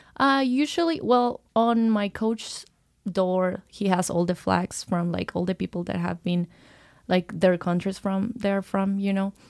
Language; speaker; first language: English; non-native, fluent; Spanish